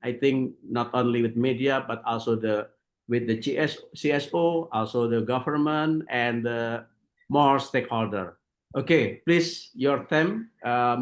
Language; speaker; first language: English; non-native, learner; Indonesian